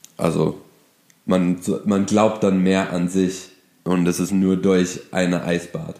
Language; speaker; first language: German; non-native, fluent; English